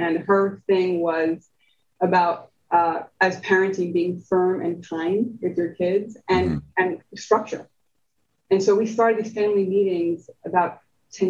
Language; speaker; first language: English; early bilingual, other home language; Spanish